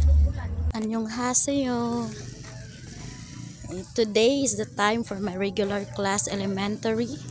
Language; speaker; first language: English; non-native, local second language; Cebuano